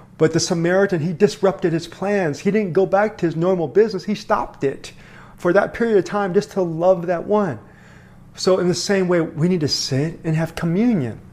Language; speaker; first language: English; early bilingual, other home language; Korean